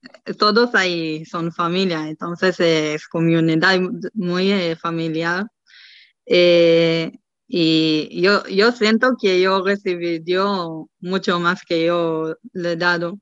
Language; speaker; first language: Spanish; non-native, learner; Hebrew